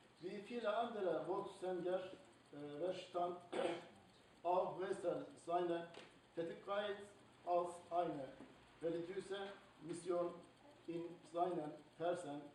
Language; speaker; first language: German; non-native, learner; Turkish